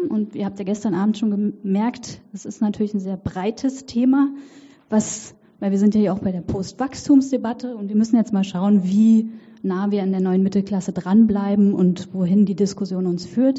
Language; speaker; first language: German; native; German